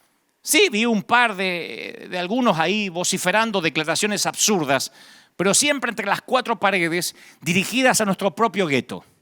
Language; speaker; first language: Spanish; native; Spanish